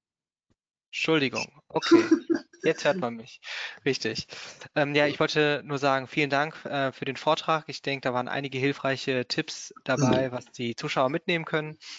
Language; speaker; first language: German; native; German